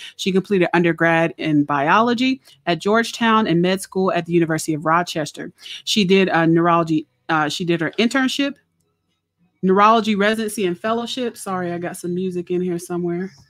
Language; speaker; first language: English; native; English